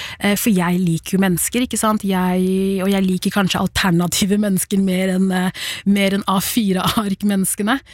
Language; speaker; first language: Norwegian; early bilingual, other home language; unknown